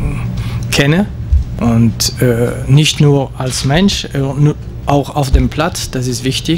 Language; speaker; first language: German; non-native, local second language; French